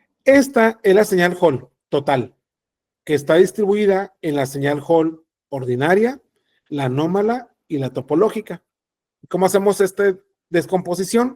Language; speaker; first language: Spanish; native; Spanish